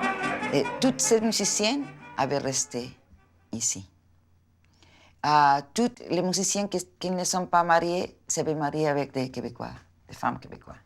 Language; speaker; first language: French; non-native, fluent; Spanish